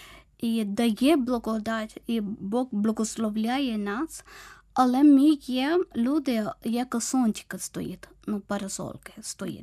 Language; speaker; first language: Ukrainian; non-native, fluent; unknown